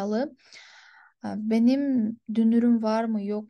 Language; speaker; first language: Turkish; non-native, fluent; Kyrgyz